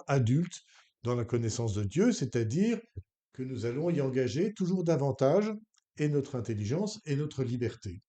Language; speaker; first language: French; native; French